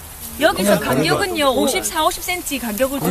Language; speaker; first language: Korean; native; Korean